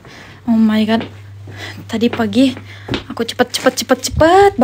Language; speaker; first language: Indonesian; non-native, learner; Turkish